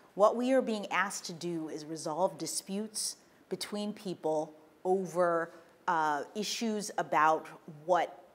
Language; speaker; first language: English; native; English